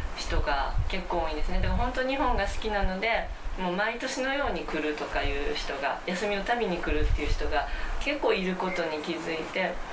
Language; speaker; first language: Japanese; native; Japanese